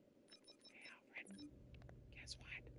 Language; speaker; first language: English; native; English